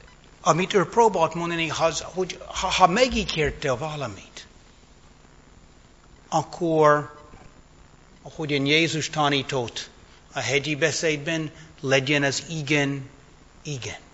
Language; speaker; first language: Hungarian; non-native, fluent; English